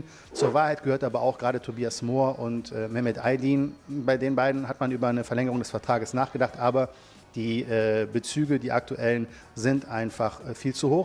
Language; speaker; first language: German; native; German